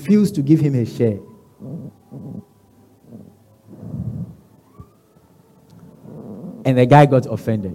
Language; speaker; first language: English; non-native, local second language; Ga